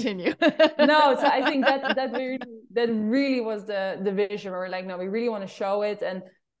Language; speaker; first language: English; non-native, fluent; Dutch